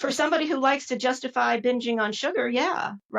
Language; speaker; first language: English; native; English